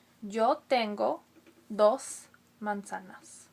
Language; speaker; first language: Spanish; non-native, fluent; English